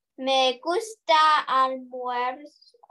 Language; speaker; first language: Spanish; non-native, learner; English